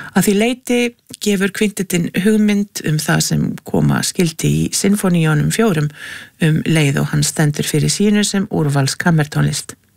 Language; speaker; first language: Icelandic; native; Icelandic